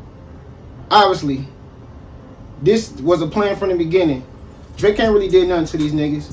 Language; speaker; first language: English; native; English